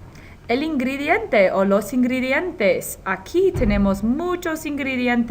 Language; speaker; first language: Spanish; non-native, fluent; English